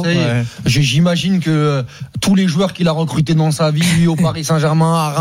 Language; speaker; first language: French; native; French